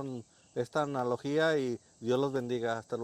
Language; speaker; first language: Spanish; native; Spanish